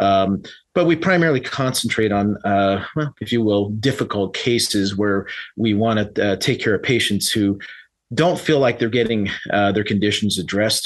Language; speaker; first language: English; native; English